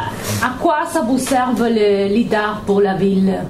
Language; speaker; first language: French; non-native, fluent; Italian